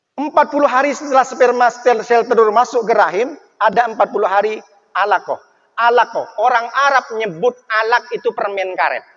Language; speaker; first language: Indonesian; non-native, local second language; Madurese